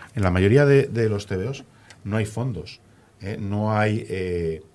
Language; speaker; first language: Spanish; native; Spanish